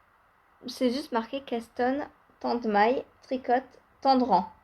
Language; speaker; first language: French; native; French